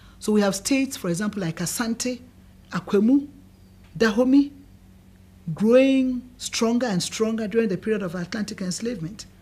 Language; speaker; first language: English; non-native, local second language; Akan